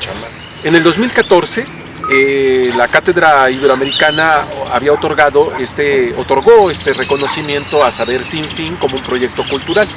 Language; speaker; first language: Spanish; native; Spanish